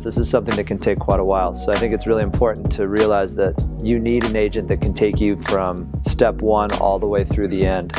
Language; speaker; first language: English; native; English